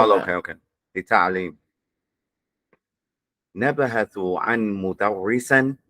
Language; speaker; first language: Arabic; non-native, learner; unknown